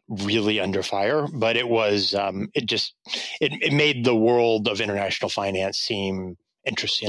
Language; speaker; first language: English; native; English